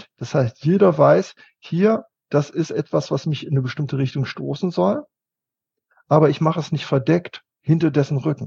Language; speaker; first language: German; native; German